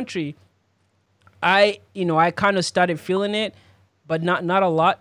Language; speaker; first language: English; non-native, local second language; Ganda